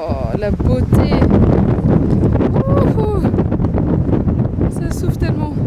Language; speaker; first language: French; native; French